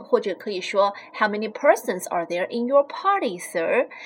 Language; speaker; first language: English; non-native, fluent; Chinese